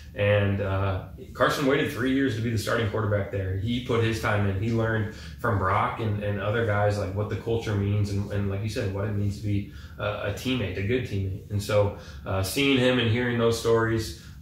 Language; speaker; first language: English; native; English